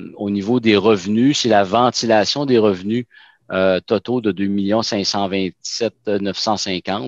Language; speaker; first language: French; native; French